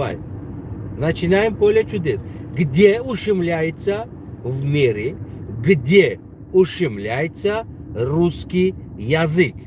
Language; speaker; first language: Russian; non-native, local second language; Tajik